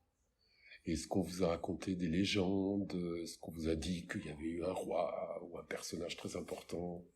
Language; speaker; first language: French; native; French